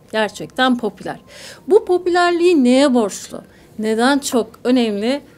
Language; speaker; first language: Turkish; native; Turkish